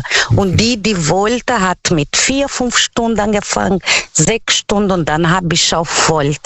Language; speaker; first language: German; non-native, learner; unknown